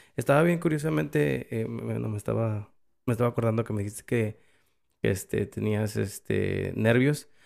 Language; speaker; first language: Spanish; early bilingual, heritage; Spanish